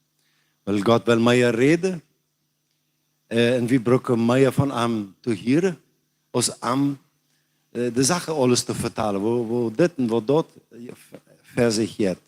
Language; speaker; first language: German; non-native, learner; Plautdietsch